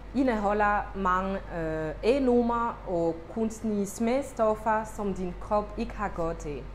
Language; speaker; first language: Danish; non-native, fluent; French